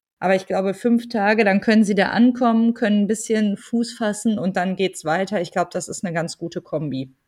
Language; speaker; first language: German; native; German